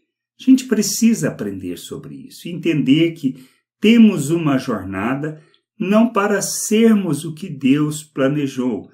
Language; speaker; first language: Portuguese; native; Portuguese